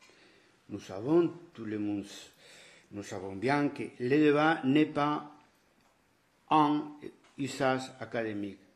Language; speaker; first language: French; non-native, fluent; Spanish